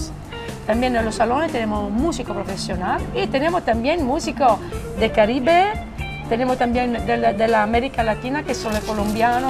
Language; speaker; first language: Spanish; non-native, fluent; Italian